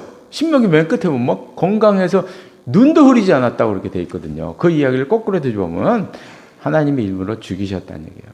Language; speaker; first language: Korean; native; Korean